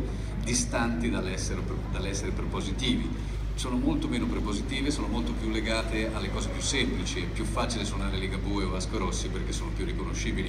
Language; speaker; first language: Italian; native; Italian